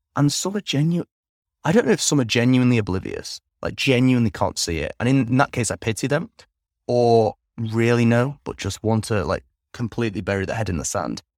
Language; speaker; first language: English; native; English